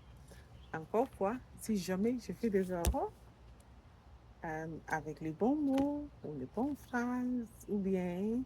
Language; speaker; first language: French; non-native, learner; English